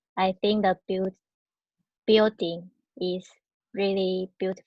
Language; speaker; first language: English; non-native, learner; Chinese